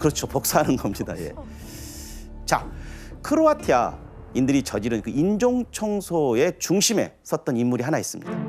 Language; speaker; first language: Korean; native; Korean